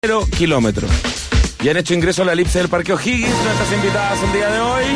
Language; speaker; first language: Spanish; native; Spanish